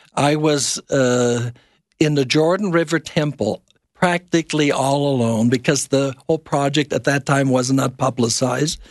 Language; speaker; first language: English; non-native, fluent; German